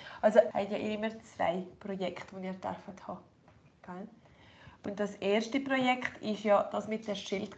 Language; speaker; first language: German; native; German